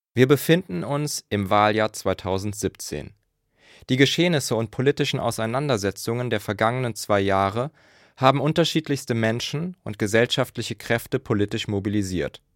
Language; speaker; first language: German; native; German